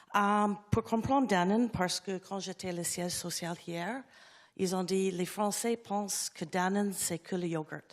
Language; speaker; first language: French; non-native, learner; English